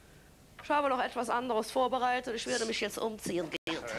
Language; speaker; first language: German; native; German